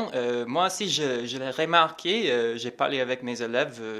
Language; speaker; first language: French; non-native, fluent; English